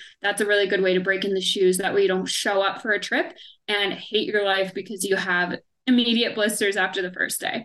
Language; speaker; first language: English; native; English